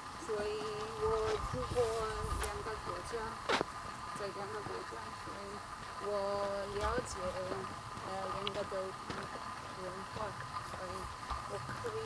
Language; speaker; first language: Chinese; non-native, fluent; Spanish